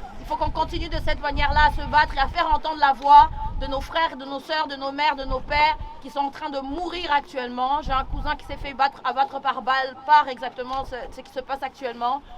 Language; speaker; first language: French; non-native, local second language; Swahili